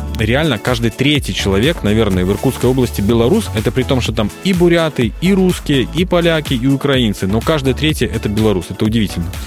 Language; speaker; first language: Russian; native; Russian